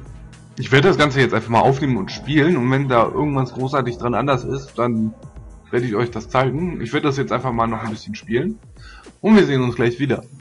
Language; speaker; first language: German; native; German